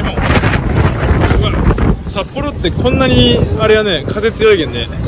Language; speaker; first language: Japanese; native; Japanese